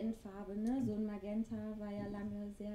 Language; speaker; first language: German; native; German